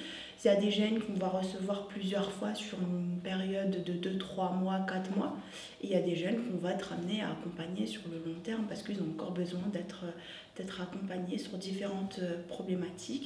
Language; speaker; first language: French; native; French